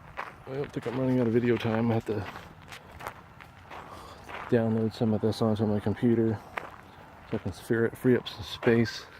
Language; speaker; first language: English; native; English